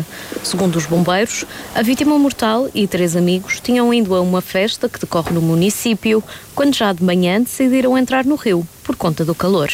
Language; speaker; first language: Portuguese; native; Portuguese